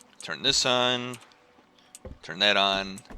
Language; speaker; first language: English; native; English